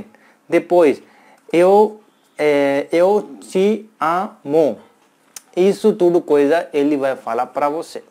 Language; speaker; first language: Portuguese; non-native, learner; Hindi